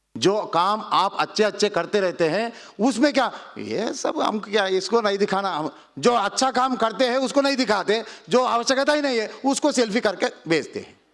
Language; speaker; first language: Hindi; non-native, local second language; Telugu